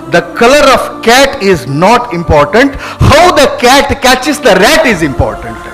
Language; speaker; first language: English; non-native, local second language; Kannada